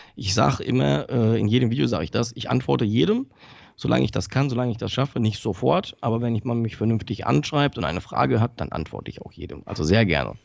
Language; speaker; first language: German; early bilingual, other home language; Polish